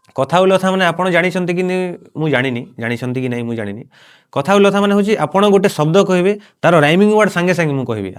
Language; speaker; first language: Odia; non-native, local second language; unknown